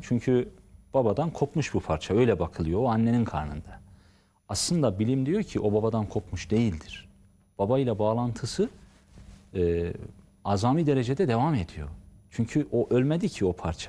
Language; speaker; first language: Turkish; native; Turkish